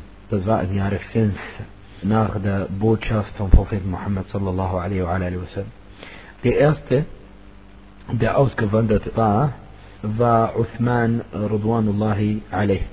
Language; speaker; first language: German; non-native, fluent; Arabic